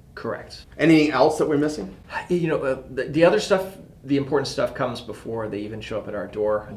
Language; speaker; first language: English; native; English